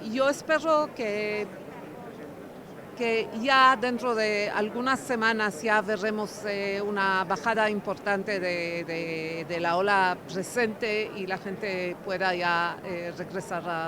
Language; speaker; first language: Spanish; non-native, fluent; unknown